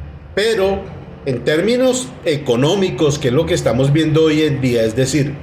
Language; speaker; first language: Spanish; native; Spanish